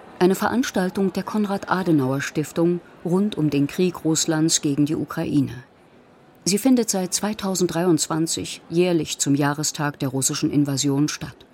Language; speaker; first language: German; native; German